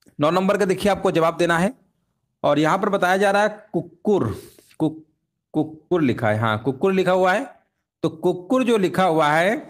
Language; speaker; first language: Hindi; native; Hindi